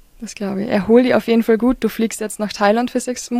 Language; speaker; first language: German; native; German